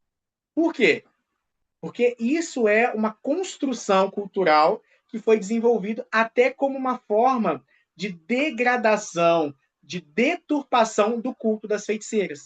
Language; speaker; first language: Portuguese; native; Portuguese